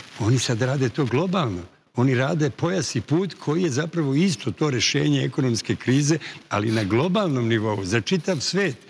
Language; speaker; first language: Bosnian; native; Bosnian